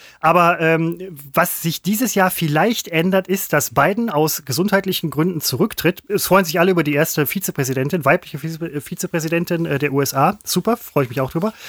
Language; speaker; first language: German; native; German